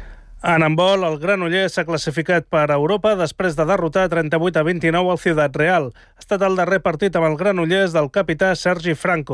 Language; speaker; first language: Catalan; native; Catalan